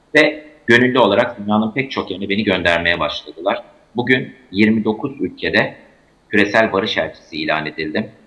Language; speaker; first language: Turkish; native; Turkish